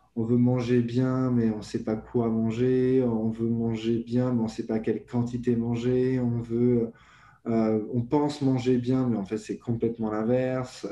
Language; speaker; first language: French; native; French